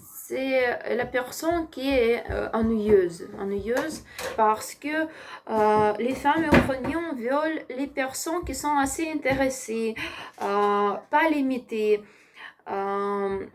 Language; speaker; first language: French; non-native, learner; Ukrainian